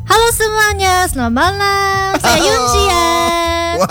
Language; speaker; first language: Indonesian; non-native, learner; Korean